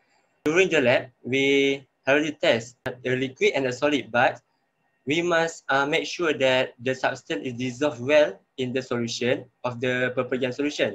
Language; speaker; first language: English; non-native, local second language; Malay